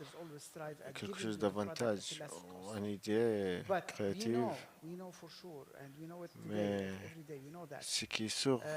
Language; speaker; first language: French; non-native, learner; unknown